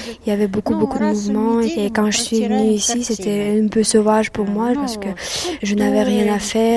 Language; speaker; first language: French; non-native, fluent; Russian